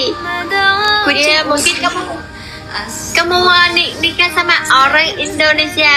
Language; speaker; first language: Indonesian; non-native, learner; Vietnamese